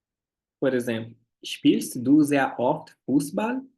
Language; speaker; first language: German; non-native, fluent; Portuguese